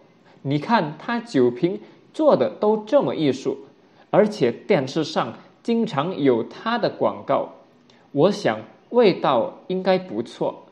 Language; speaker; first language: Chinese; non-native, fluent; Indonesian